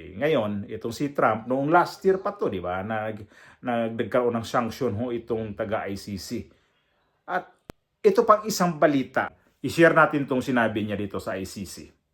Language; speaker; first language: Filipino; non-native, local second language; Cebuano